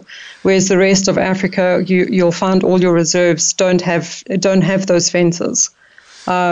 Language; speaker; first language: English; native; English